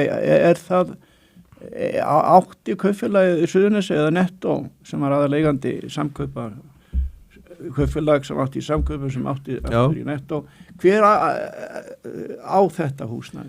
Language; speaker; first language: Icelandic; native; Icelandic